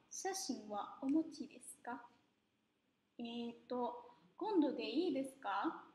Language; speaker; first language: Japanese; non-native, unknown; Indonesian